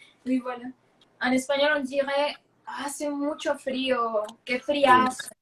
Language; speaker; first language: French; non-native, fluent; Spanish